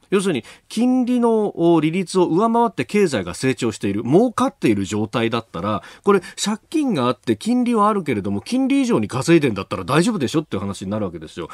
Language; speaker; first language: Japanese; native; Japanese